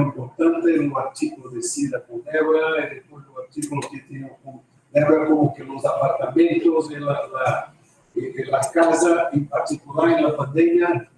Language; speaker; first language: Spanish; non-native, fluent; Portuguese